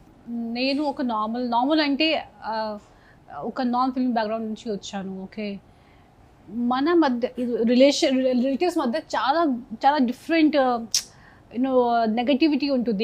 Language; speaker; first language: Telugu; non-native, local second language; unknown